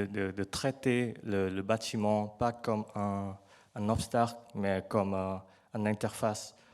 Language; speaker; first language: French; non-native, learner; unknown